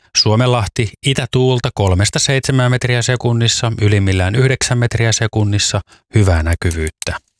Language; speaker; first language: Finnish; native; Finnish